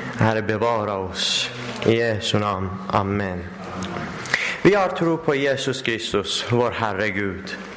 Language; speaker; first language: Swedish; non-native, learner; Persian